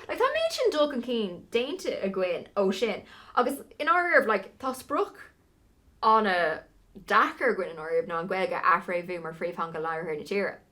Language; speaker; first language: Irish; non-native, local second language; English